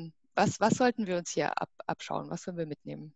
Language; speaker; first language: German; native; German